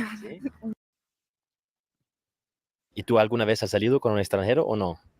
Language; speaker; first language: Spanish; non-native, learner; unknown